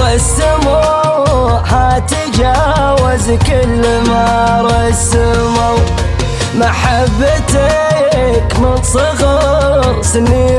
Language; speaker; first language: Arabic; native; Arabic